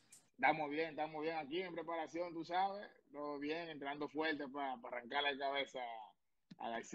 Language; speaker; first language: Spanish; native; Spanish